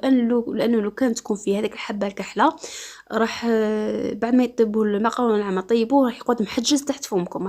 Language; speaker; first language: Arabic; native; Arabic